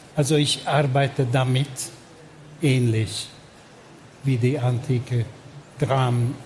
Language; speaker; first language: German; non-native, fluent; Hungarian